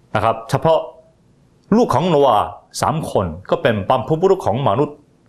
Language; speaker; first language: Thai; non-native, fluent; Korean